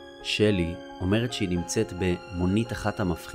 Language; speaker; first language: Hebrew; native; Hebrew